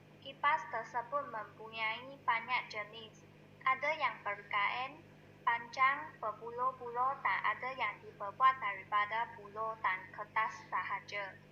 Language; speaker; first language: Malay; non-native, local second language; Chinese